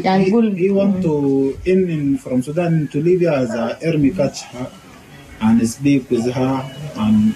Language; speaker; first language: English; non-native, learner; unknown